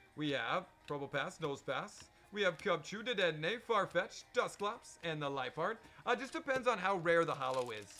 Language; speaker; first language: English; native; English